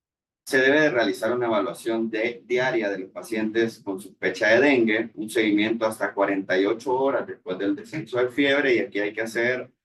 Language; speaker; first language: Spanish; native; Spanish